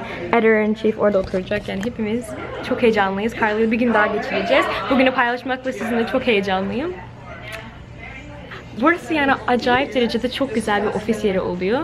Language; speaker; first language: Turkish; early bilingual, heritage; Turkish